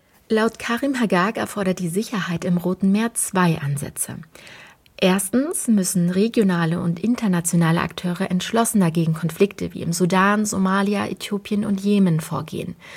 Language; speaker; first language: German; native; German